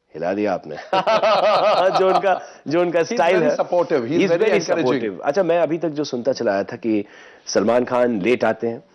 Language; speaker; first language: Hindi; native; Hindi